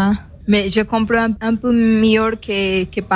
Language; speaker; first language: French; non-native, learner; Spanish